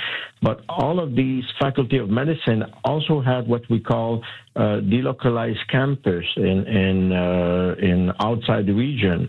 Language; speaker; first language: English; non-native, local second language; French